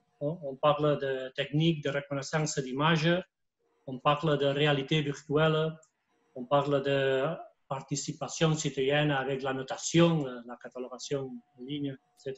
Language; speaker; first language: French; non-native, fluent; Spanish